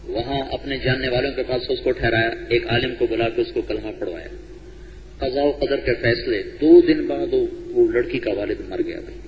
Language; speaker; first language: Urdu; non-native, local second language; Punjabi